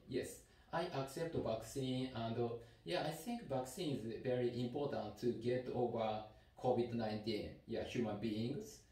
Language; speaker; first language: English; non-native, learner; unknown